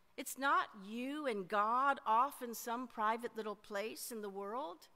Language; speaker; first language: English; native; English